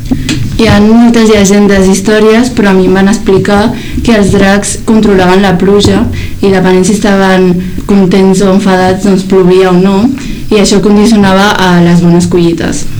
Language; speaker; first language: Catalan; early bilingual, other home language; Chinese